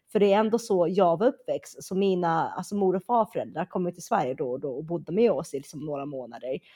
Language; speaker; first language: Swedish; early bilingual, other home language; Chinese